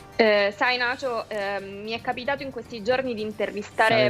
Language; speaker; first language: Italian; native; Italian